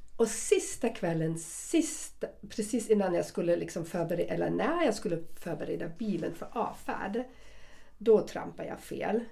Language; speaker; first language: Swedish; non-native, fluent; German